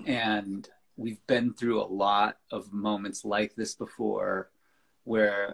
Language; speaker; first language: English; native; English